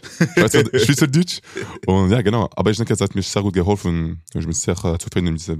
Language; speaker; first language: German; non-native, local second language; French